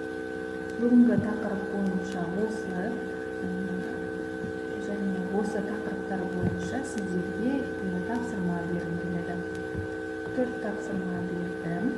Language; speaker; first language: Kazakh; native; Kazakh